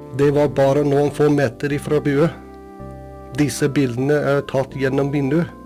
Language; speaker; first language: Norwegian; non-native, fluent; English